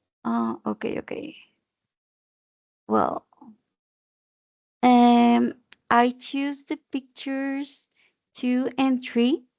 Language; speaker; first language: English; non-native, learner; Spanish